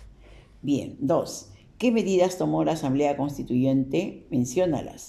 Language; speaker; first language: Spanish; native; Spanish